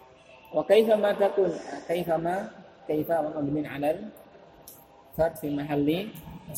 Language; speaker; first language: Arabic; non-native, fluent; Indonesian